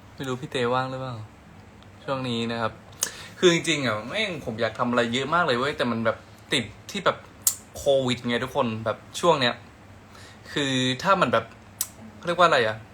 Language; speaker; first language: Thai; native; Thai